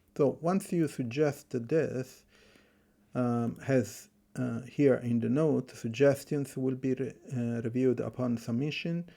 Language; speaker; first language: English; non-native, fluent; Italian